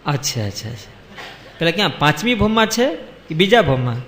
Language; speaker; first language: Hindi; non-native, local second language; Gujarati